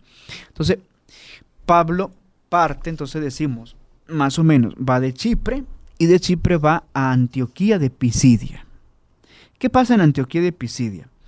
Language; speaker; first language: Spanish; native; Spanish